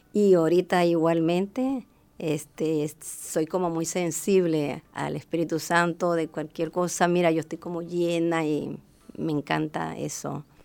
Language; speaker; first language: Spanish; native; Spanish